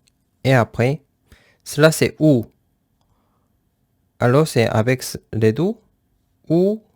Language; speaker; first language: French; non-native, fluent; Korean